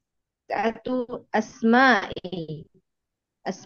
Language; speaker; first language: Arabic; non-native, learner; Indonesian